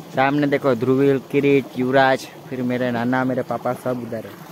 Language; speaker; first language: Hindi; non-native, local second language; Gujarati